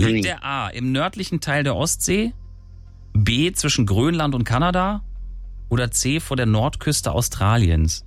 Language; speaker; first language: German; native; German